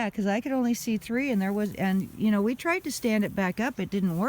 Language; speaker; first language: English; native; English